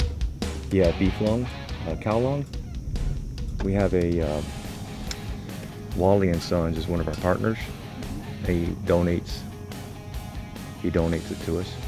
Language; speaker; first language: English; native; English